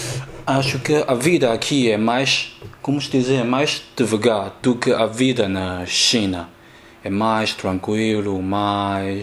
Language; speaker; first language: Portuguese; non-native, learner; Chinese